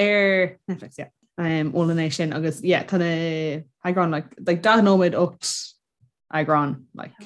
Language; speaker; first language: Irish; non-native, local second language; English